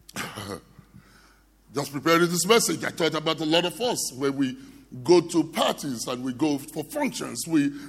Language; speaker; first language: English; non-native, local second language; Yoruba